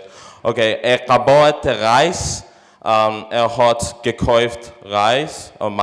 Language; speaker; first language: German; non-native, fluent; English